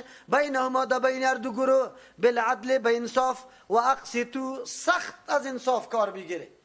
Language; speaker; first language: Persian; native; Persian